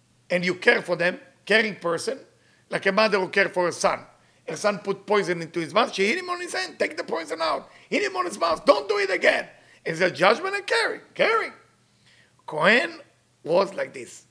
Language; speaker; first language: English; non-native, fluent; Hebrew